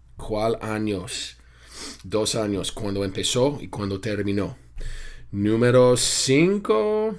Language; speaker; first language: Spanish; non-native, fluent; English